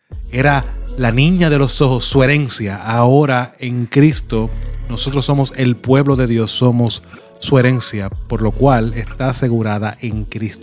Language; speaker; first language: Spanish; native; Spanish